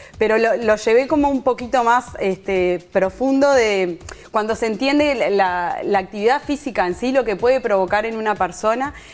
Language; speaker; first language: Spanish; native; Spanish